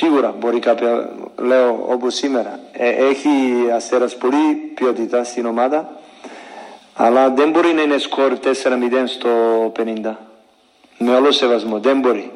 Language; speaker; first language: Greek; non-native, fluent; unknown